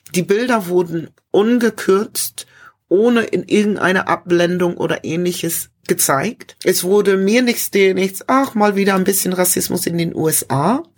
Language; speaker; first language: German; early bilingual, other home language; English